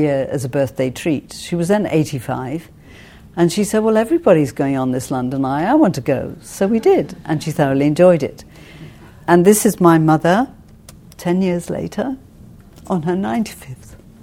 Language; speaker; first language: English; native; English